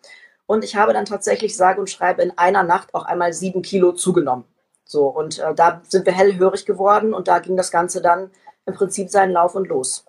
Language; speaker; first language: German; native; German